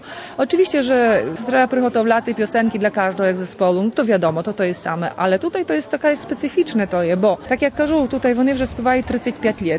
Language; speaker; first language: Polish; non-native, local second language; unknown